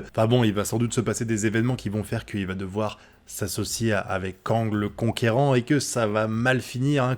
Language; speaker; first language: French; native; French